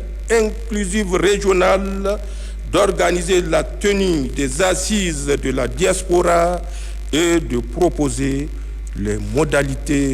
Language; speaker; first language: French; non-native, local second language; Hausa